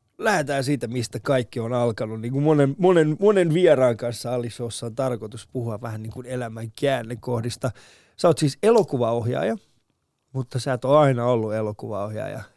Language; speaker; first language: Finnish; early bilingual, other home language; Persian